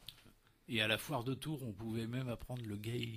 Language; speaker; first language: French; native; French